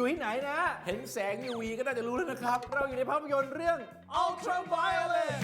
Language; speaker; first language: Thai; native; Thai